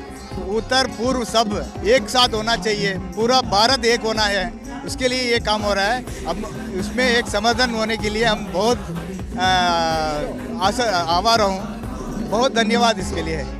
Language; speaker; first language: Hindi; non-native, local second language; Tamil